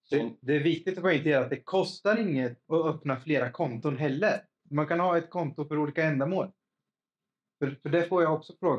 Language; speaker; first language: Swedish; native; Swedish